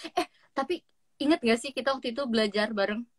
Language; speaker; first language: Indonesian; native; Indonesian